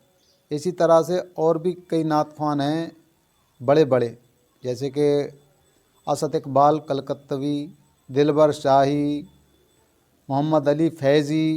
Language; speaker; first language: Urdu; native; Urdu